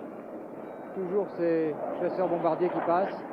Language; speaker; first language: French; native; French